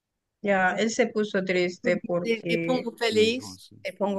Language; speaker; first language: Spanish; non-native, learner; English